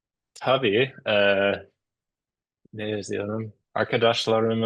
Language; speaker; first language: Turkish; non-native, learner; English